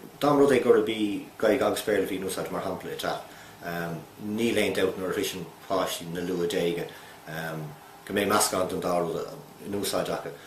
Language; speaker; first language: Irish; native; Irish